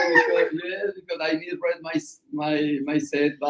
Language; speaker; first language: English; non-native, learner; Spanish